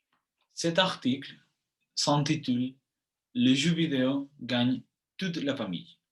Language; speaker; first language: French; non-native, fluent; Spanish